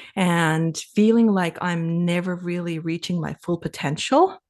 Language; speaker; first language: English; non-native, fluent; Finnish